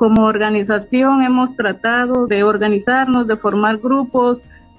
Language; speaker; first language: Spanish; native; Spanish